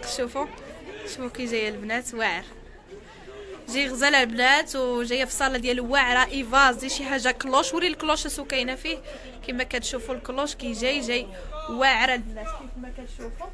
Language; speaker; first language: Arabic; native; Arabic